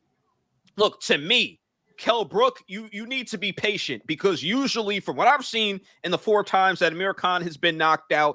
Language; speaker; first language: English; native; English